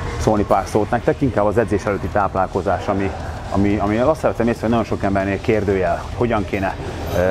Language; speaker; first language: Hungarian; native; Hungarian